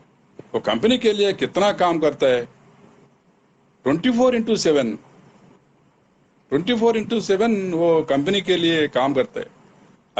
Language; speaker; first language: Hindi; non-native, local second language; Telugu